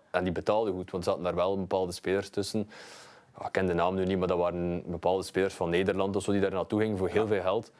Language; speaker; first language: Dutch; native; Dutch